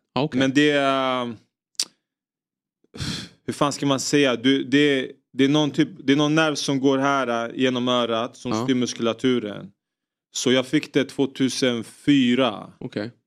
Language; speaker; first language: Swedish; early bilingual, other home language; Greek